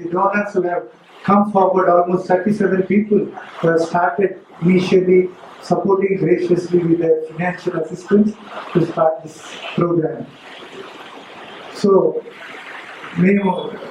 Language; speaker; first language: English; non-native, local second language; Telugu